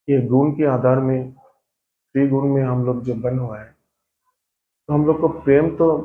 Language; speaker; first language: Hindi; non-native, local second language; Bangla